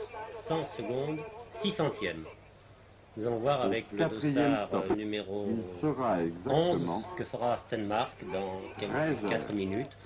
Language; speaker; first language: French; native; French